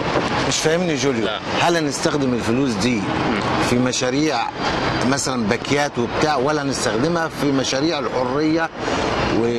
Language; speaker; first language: Arabic; native; Arabic